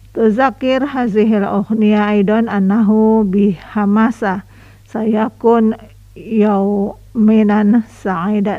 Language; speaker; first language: Arabic; non-native, fluent; Indonesian